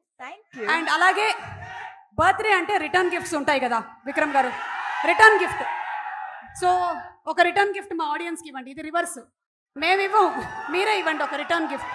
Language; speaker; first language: Telugu; native; Telugu